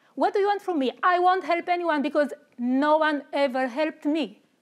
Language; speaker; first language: English; non-native, fluent; Romanian